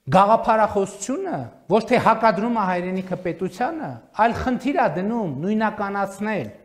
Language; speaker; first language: Armenian; native; Armenian